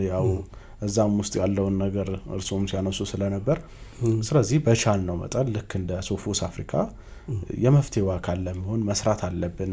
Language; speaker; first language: Amharic; native; Amharic